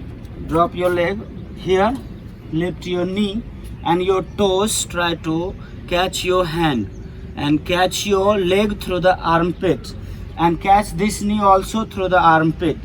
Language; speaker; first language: English; non-native, local second language; Hindi